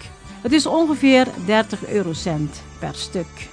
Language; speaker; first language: Dutch; non-native, fluent; Indonesian